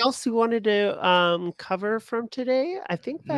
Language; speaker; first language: English; native; English